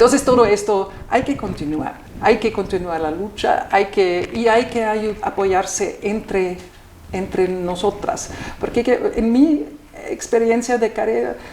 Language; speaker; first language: Spanish; non-native, fluent; German